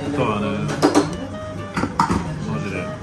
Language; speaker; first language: Japanese; non-native, learner; French